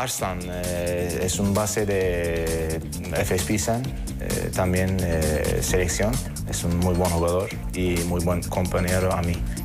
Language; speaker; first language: Spanish; non-native, learner; Turkish